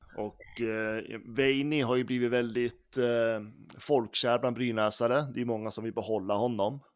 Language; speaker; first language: Swedish; native; Swedish